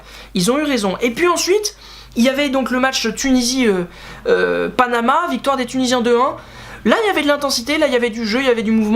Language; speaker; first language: French; native; French